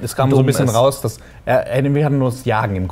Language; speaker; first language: German; native; German